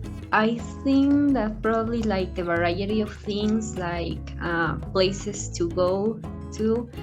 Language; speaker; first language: English; non-native, fluent; Spanish